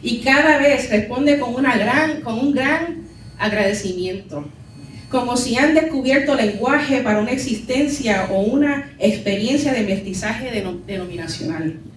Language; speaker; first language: Spanish; early bilingual, heritage; Spanish